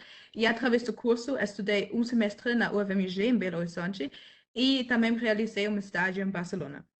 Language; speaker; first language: Portuguese; non-native, fluent; German